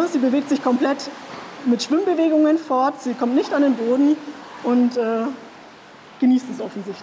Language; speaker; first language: German; native; German